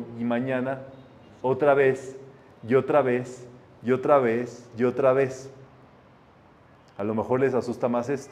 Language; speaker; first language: Spanish; native; Spanish